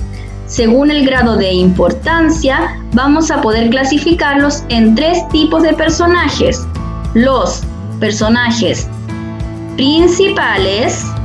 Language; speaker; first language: Spanish; native; Spanish